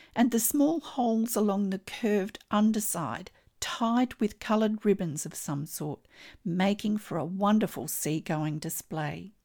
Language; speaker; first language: English; native; English